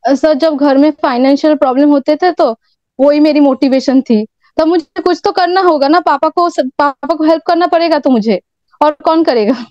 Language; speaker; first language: Hindi; non-native, local second language; Bangla